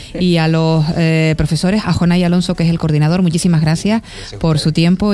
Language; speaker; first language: Spanish; native; Spanish